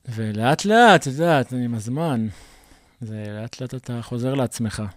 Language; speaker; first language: Hebrew; native; Hebrew